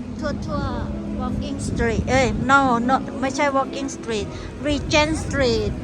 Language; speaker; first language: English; non-native, learner; Thai